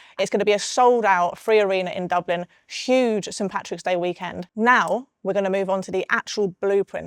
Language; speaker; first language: English; native; English